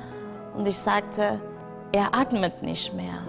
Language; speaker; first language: German; non-native, fluent; Portuguese